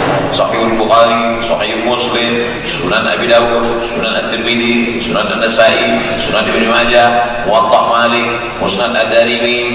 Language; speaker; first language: Arabic; non-native, fluent; Indonesian